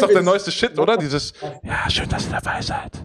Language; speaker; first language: German; native; German